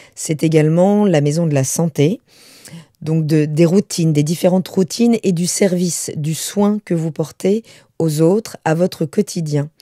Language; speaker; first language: French; native; French